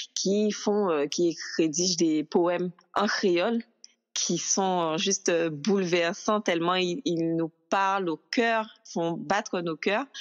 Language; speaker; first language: French; native; French